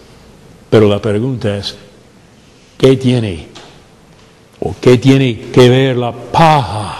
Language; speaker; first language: Spanish; non-native, fluent; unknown